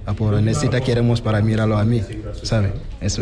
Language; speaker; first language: Spanish; non-native, learner; Wolof